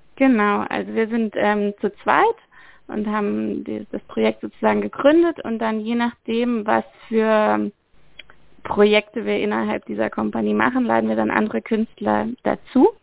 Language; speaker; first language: German; native; German